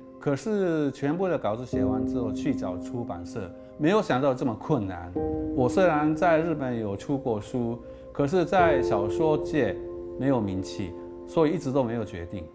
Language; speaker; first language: Chinese; non-native, fluent; Japanese